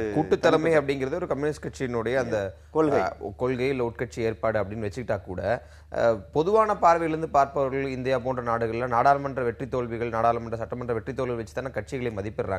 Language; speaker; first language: Tamil; native; Tamil